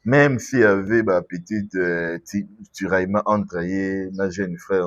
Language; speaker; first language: French; non-native, local second language; Lingala